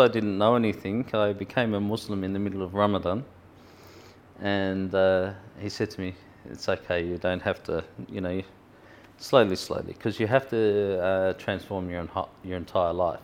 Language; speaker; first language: English; native; English